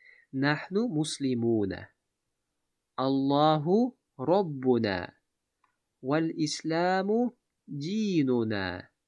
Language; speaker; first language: Arabic; non-native, fluent; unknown